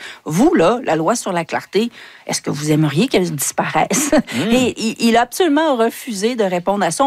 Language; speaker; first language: French; native; French